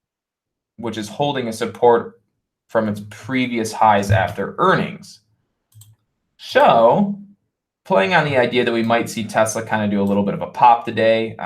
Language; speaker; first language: English; native; English